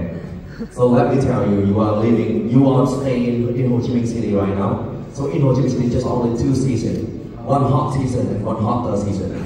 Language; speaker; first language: English; non-native, local second language; Vietnamese